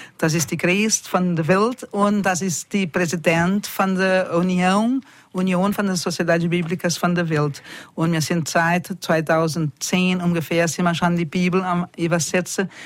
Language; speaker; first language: German; early bilingual, heritage; German